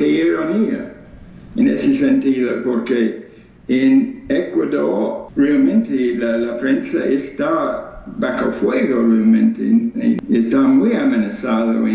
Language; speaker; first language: Spanish; non-native, fluent; English